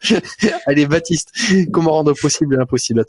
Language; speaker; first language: French; native; French